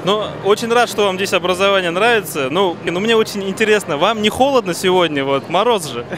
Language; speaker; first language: Russian; native; Russian